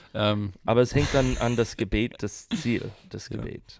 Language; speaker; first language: German; non-native, learner; English